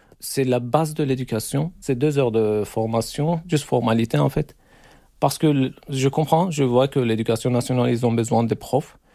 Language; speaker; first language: French; non-native, fluent; Turkish